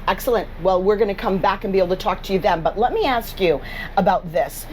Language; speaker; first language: English; native; English